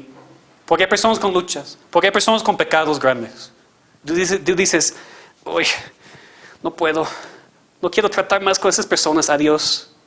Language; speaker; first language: Spanish; non-native, fluent; English